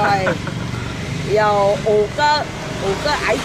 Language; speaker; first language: Chinese; non-native, local second language; Vietnamese